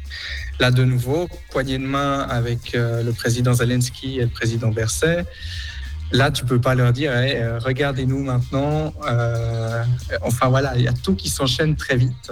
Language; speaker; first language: French; native; French